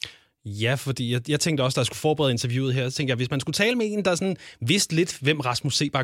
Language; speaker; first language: Danish; native; Danish